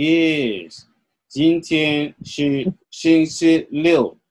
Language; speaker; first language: Chinese; non-native, learner; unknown